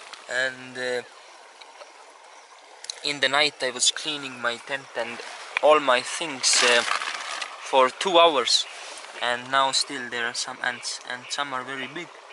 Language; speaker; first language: English; non-native, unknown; Estonian